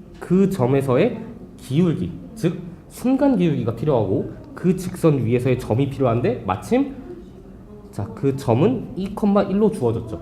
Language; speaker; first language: Korean; native; Korean